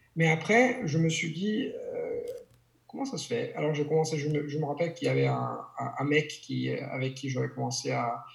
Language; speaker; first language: French; non-native, fluent; Italian